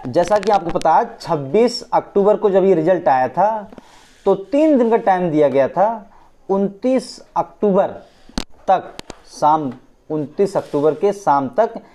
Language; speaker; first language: Hindi; native; Hindi